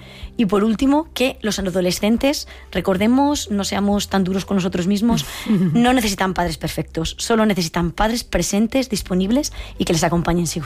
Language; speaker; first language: Spanish; native; Spanish